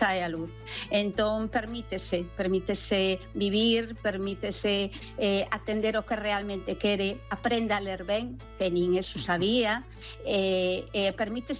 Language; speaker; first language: Galician; native; Galician